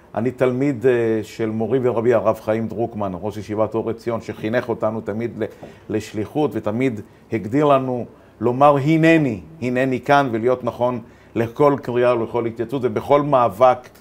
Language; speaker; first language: Hebrew; native; Hebrew